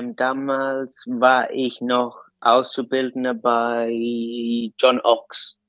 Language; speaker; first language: German; non-native, fluent; English